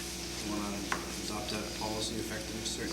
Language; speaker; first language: English; native; English